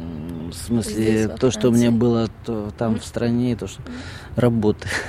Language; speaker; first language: Russian; native; Russian